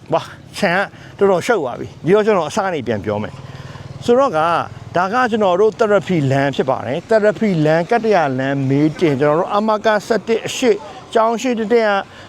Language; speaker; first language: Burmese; native; Burmese